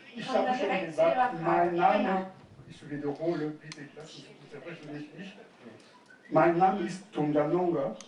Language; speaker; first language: German; non-native, fluent; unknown